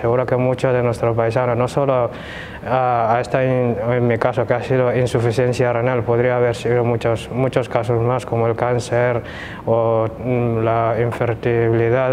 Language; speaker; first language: Spanish; non-native, fluent; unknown